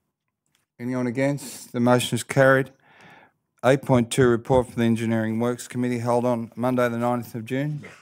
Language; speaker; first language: English; native; English